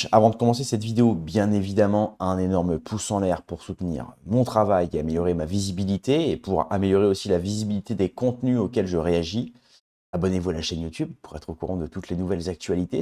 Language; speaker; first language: French; native; French